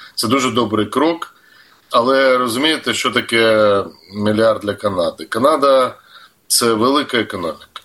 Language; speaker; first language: Ukrainian; native; Ukrainian